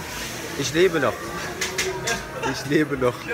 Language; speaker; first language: German; early bilingual, other home language; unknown